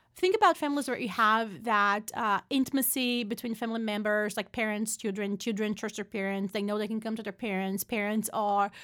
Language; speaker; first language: English; non-native, fluent; Portuguese